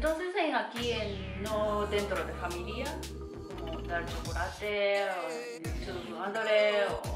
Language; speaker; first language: Spanish; non-native, learner; Japanese